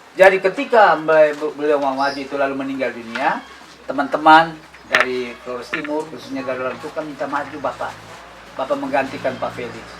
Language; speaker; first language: Indonesian; native; Indonesian